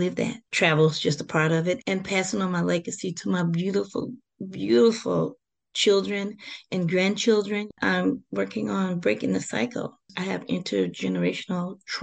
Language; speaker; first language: English; native; English